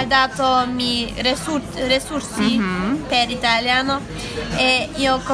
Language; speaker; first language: Italian; non-native, learner; German